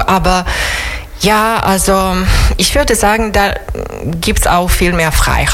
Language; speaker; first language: German; non-native, fluent; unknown